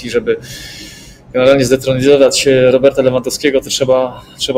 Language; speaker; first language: Polish; native; Polish